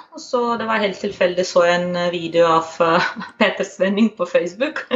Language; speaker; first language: Norwegian; non-native, fluent; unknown